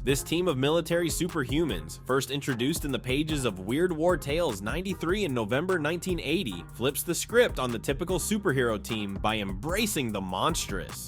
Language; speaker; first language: English; native; English